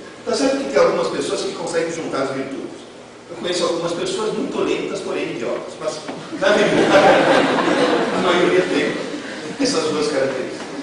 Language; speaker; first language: Portuguese; non-native, fluent; Italian